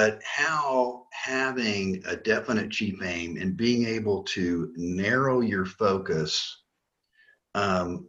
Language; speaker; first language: English; native; English